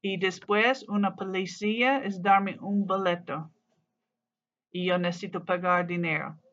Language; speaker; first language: Spanish; non-native, learner; English